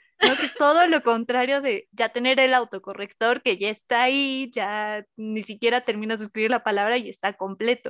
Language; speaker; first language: Spanish; native; Spanish